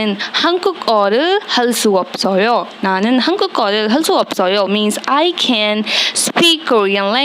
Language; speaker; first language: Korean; non-native, learner; Hindi